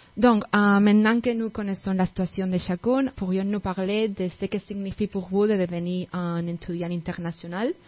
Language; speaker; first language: French; non-native, fluent; Spanish